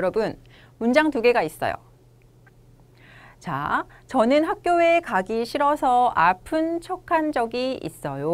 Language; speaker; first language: Korean; native; Korean